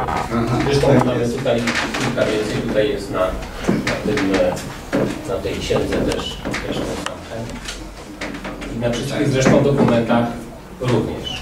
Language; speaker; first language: Polish; native; Polish